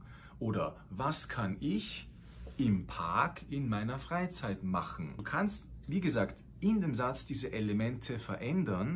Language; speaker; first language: German; non-native, fluent; Spanish